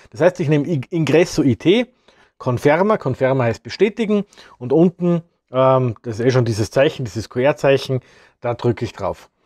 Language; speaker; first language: German; native; German